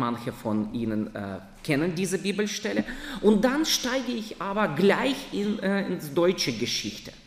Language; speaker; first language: German; non-native, fluent; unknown